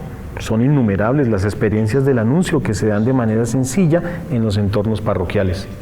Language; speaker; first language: Spanish; native; Spanish